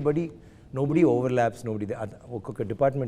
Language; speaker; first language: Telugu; non-native, learner; Tamil